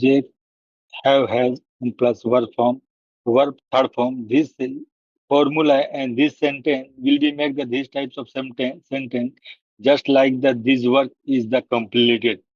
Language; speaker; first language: English; non-native, learner; Hindi